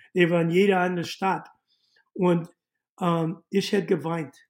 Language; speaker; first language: German; non-native, learner; English